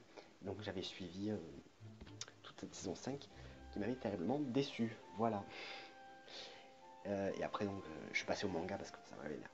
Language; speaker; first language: French; native; French